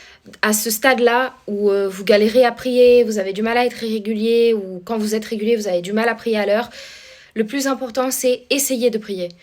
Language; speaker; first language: French; native; French